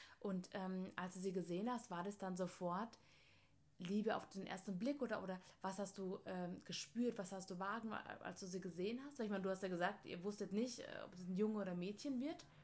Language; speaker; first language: German; native; German